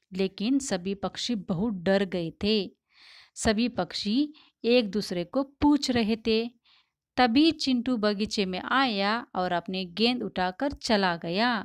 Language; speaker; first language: Hindi; non-native, local second language; Tamil